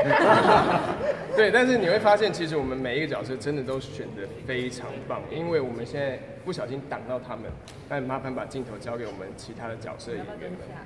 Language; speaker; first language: Chinese; native; Chinese